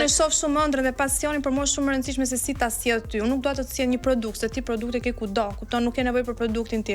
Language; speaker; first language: Albanian; native; Albanian